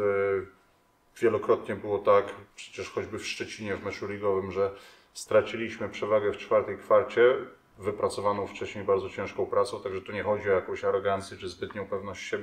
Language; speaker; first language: Polish; native; Polish